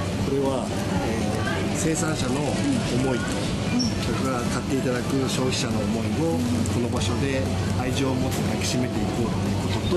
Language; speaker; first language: Japanese; native; Japanese